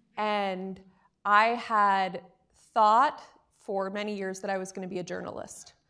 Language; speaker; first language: English; native; English